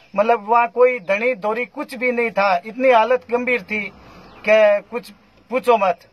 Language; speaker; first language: Hindi; native; Hindi